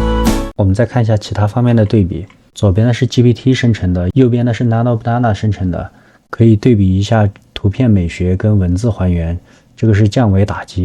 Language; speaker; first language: Chinese; native; Chinese